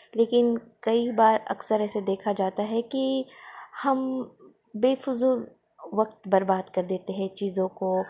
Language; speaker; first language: Hindi; non-native, local second language; Marathi